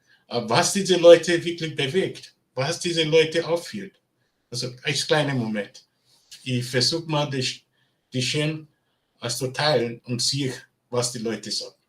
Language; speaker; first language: German; non-native, learner; Bini